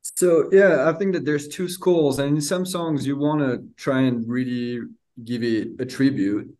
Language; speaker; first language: English; non-native, fluent; French